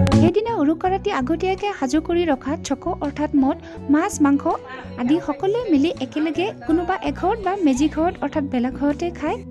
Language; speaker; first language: Assamese; non-native, local second language; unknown